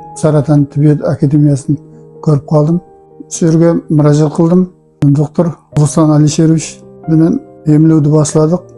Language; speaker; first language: Uzbek; non-native, local second language; Kara-Kalpak